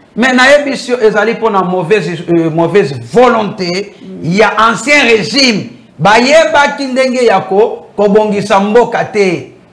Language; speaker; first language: Lingala; native; Lingala